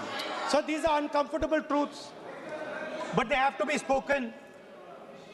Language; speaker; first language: English; non-native, local second language; Hindi